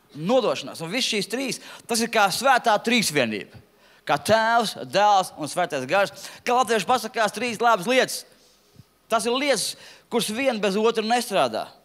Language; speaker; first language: Latvian; native; Latvian